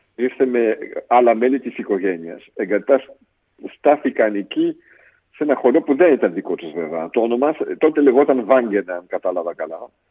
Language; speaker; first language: Greek; early bilingual, heritage; Greek